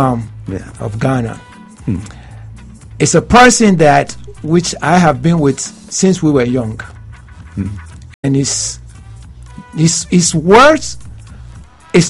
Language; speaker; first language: English; non-native, local second language; Hausa